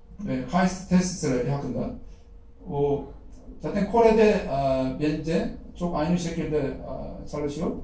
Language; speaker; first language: Turkish; non-native, fluent; Korean